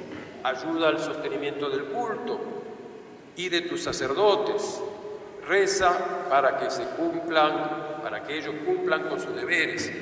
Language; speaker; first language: Spanish; native; Spanish